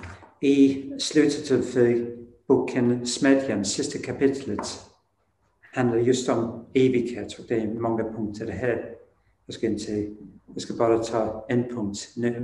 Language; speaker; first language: Swedish; non-native, fluent; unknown